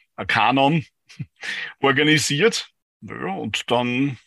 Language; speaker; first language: German; native; German